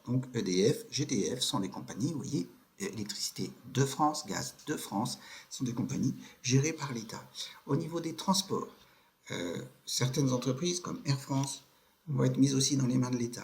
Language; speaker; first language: French; native; French